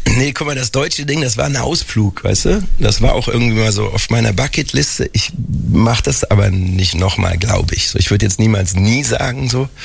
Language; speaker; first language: German; native; German